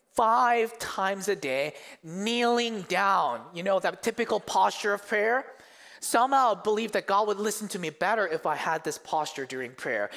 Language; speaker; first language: English; early bilingual, other home language; Korean